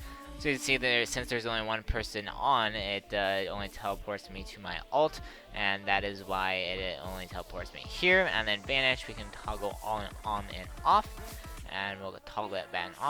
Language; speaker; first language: English; native; English